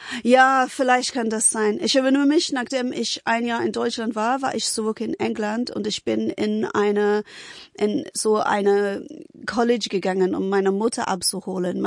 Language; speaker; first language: German; non-native, fluent; English